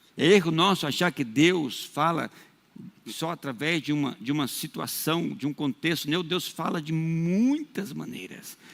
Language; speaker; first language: Portuguese; native; Portuguese